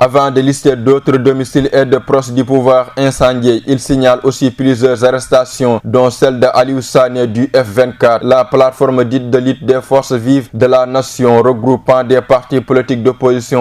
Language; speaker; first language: French; non-native, local second language; Wolof